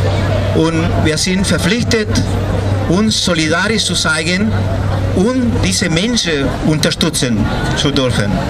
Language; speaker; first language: German; non-native, fluent; Spanish